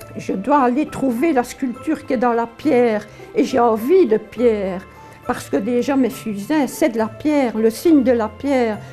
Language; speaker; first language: French; early bilingual, other home language; Polish